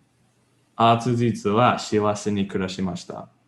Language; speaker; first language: Japanese; non-native, learner; English